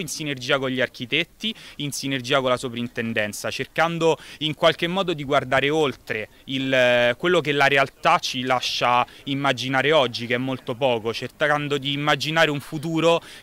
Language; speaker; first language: Italian; native; Italian